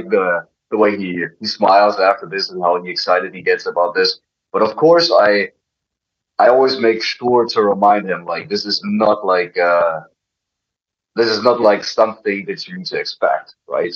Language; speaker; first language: English; non-native, fluent; German